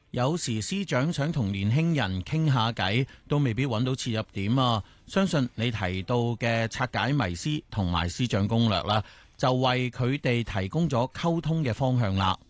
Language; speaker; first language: Cantonese; native; Cantonese